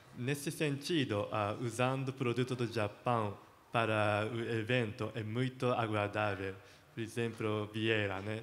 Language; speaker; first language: Portuguese; non-native, learner; Japanese